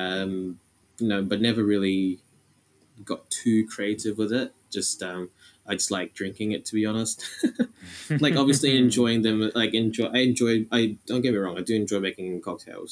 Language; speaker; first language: English; non-native, local second language; Filipino